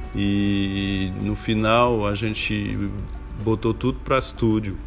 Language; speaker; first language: Portuguese; non-native, fluent; French